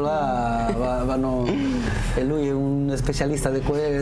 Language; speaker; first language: Italian; non-native, learner; Spanish